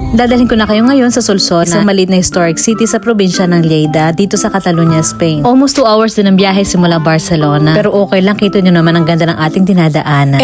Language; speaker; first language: Filipino; native; Filipino